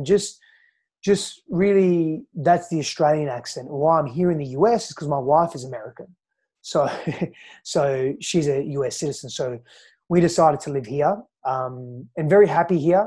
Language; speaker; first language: English; native; English